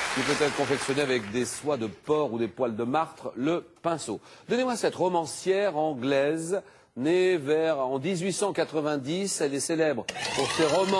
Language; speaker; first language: French; native; French